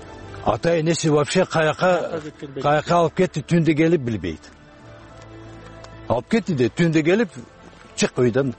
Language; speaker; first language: Kyrgyz; non-native, local second language; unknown